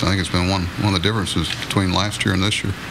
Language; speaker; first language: English; native; English